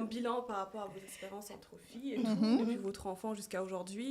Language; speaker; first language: French; native; French